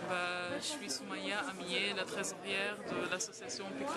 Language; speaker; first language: French; non-native, local second language; Arabic